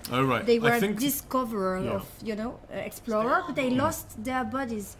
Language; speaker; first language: English; non-native, fluent; French